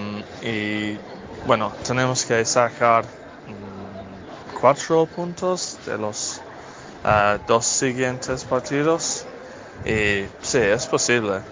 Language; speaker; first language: Spanish; non-native, fluent; English